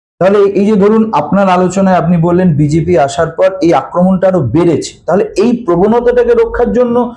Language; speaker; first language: Bangla; native; Bangla